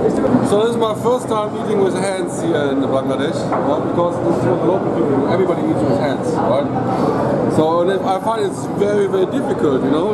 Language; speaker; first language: English; non-native, fluent; German